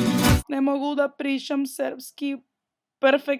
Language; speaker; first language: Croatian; non-native, learner; Spanish